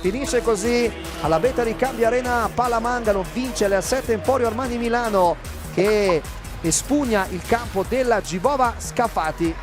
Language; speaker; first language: Italian; native; Italian